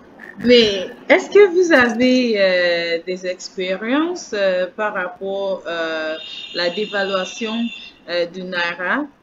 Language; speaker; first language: French; non-native, fluent; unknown